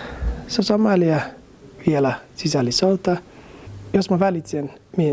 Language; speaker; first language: Finnish; non-native, learner; Somali